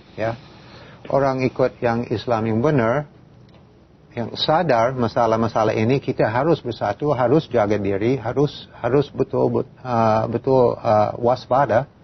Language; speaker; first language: Indonesian; non-native, fluent; English